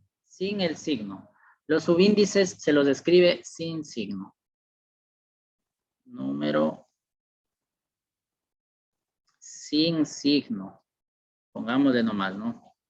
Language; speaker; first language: Spanish; native; Spanish